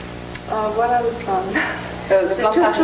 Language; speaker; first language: French; non-native, fluent; English